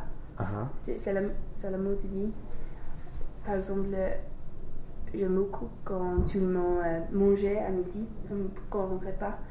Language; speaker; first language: French; non-native, learner; English